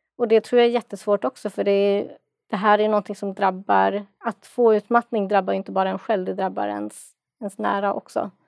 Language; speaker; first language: Swedish; native; Swedish